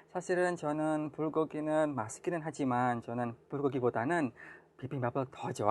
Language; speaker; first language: Korean; non-native, fluent; Indonesian